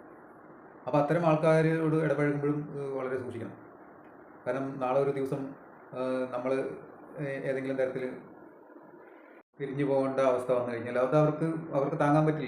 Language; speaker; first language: Malayalam; native; Malayalam